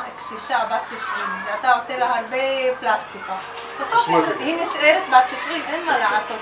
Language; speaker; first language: Hebrew; non-native, local second language; Arabic